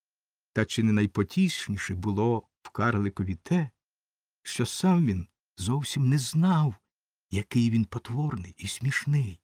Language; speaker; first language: Ukrainian; native; Ukrainian